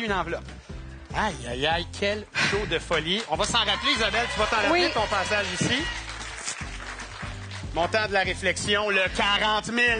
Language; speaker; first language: French; native; French